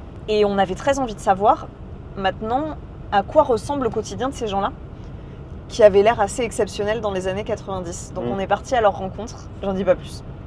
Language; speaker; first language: French; native; French